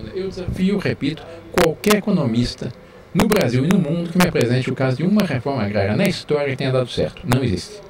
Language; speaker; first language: Portuguese; early bilingual, other home language; French